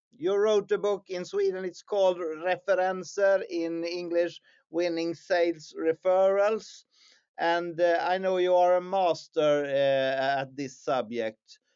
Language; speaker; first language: English; non-native, fluent; Swedish